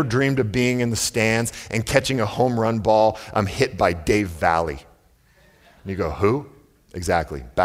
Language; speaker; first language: English; native; English